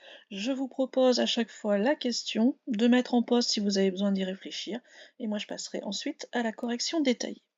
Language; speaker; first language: French; native; French